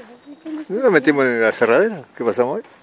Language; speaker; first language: Spanish; native; Spanish